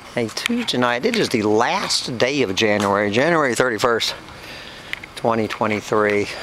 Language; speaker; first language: English; native; English